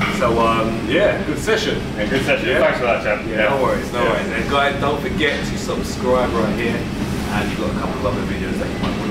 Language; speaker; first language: English; native; English